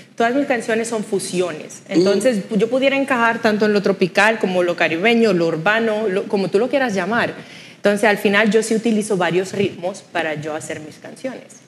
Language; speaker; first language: Spanish; non-native, fluent; Haitian Creole